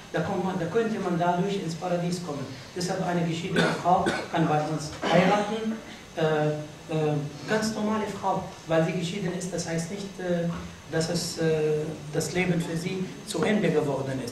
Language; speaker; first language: German; non-native, fluent; Arabic